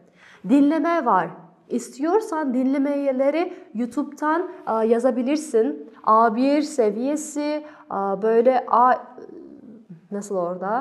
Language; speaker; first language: Turkish; non-native, fluent; Kazakh